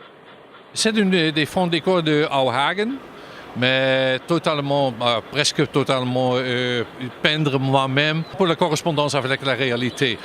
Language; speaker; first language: French; non-native, learner; German